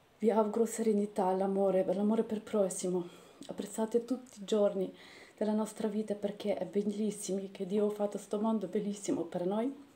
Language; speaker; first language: Italian; non-native, fluent; Ukrainian